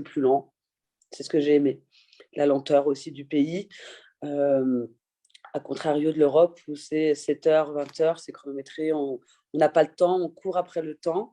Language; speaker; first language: French; early bilingual, other home language; Persian